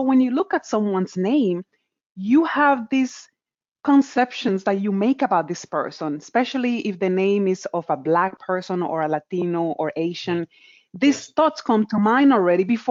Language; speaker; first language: English; non-native, fluent; Spanish